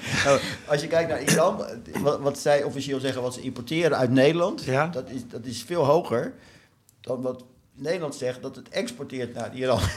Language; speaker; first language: Dutch; native; Dutch